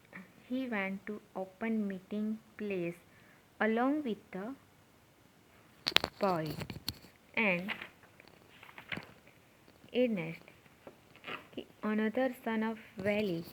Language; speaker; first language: English; non-native, local second language; Gujarati